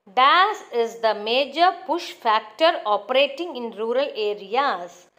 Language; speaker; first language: English; non-native, local second language; Tamil